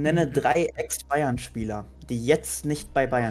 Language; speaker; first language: German; native; German